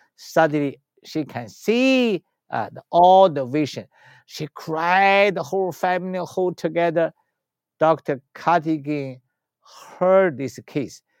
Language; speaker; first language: English; non-native, learner; Chinese